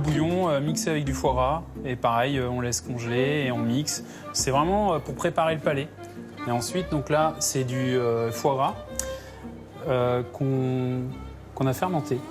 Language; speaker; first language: French; native; French